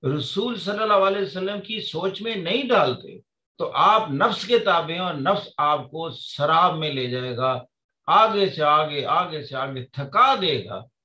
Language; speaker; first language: Urdu; non-native, local second language; Punjabi